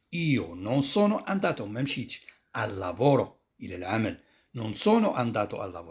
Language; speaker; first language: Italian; non-native, fluent; Arabic